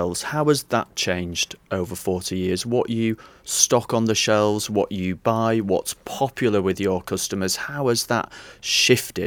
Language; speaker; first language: English; native; English